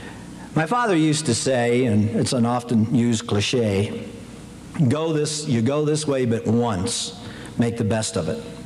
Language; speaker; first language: English; native; English